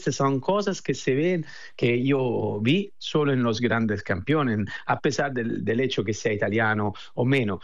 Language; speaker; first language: Spanish; non-native, fluent; Italian